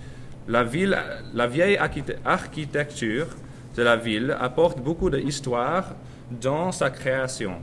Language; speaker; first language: French; non-native, learner; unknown